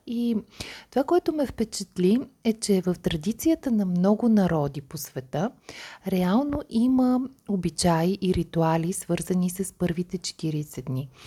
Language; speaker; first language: Bulgarian; native; Bulgarian